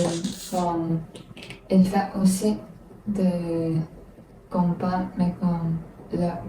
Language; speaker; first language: French; non-native, learner; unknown